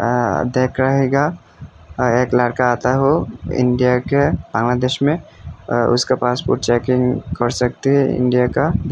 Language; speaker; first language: Hindi; non-native, learner; Bangla